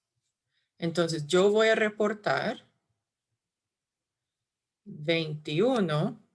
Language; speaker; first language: Spanish; non-native, fluent; English